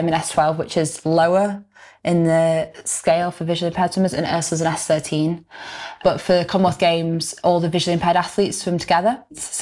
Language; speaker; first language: English; native; English